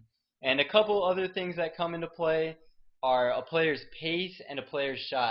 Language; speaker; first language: English; native; English